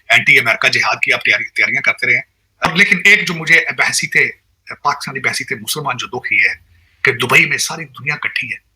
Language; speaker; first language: Urdu; non-native, local second language; Punjabi